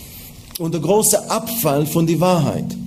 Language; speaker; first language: German; non-native, fluent; Hebrew